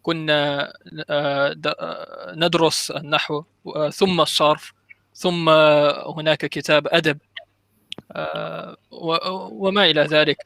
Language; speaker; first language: Arabic; non-native, learner; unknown